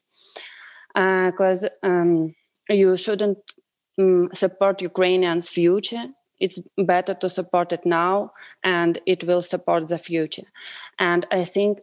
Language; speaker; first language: English; non-native, fluent; Ukrainian